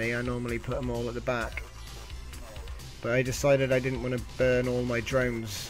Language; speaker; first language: English; native; English